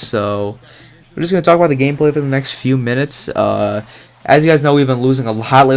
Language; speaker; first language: English; native; English